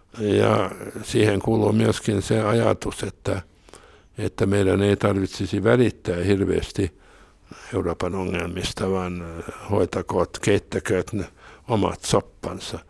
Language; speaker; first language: Finnish; non-native, local second language; Swedish